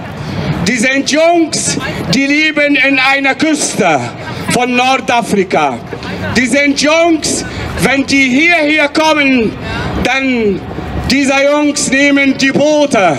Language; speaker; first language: German; non-native, fluent; Arabic